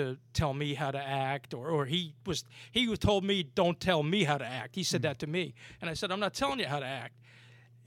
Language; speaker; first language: English; native; English